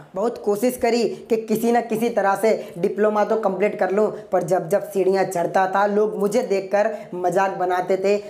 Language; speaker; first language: Hindi; non-native, local second language; Gujarati